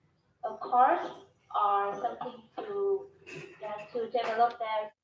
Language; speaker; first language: English; non-native, learner; Vietnamese